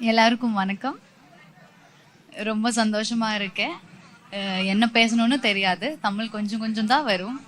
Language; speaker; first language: Tamil; non-native, learner; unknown